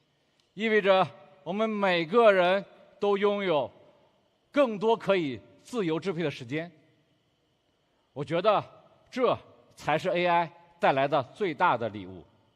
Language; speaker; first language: Chinese; native; Chinese